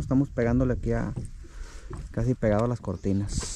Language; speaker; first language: Spanish; native; Spanish